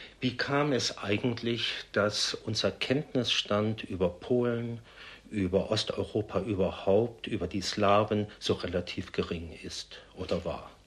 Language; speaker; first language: German; native; German